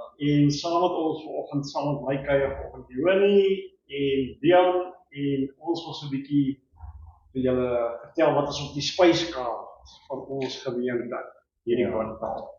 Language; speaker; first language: Afrikaans; native; Afrikaans